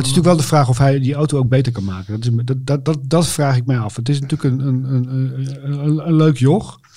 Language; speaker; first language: Dutch; native; Dutch